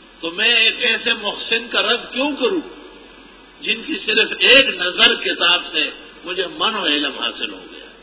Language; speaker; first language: Urdu; non-native, local second language; Pashto